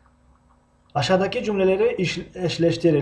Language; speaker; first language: Turkish; non-native, fluent; Tajik